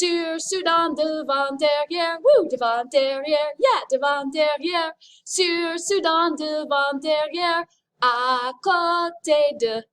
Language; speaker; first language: French; non-native, fluent; English